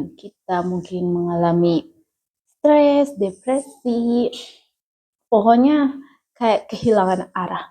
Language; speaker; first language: Indonesian; native; Indonesian